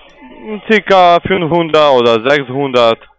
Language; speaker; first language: German; non-native, learner; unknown